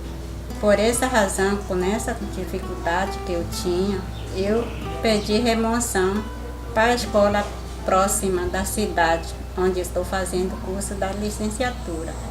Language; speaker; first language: Portuguese; non-native, local second language; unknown